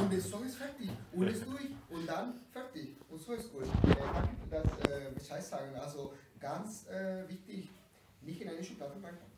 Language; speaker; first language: German; non-native, learner; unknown